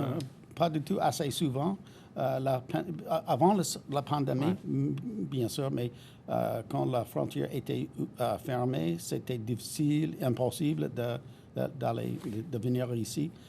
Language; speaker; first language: French; non-native, fluent; English